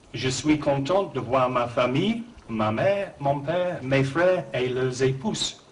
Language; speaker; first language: French; non-native, learner; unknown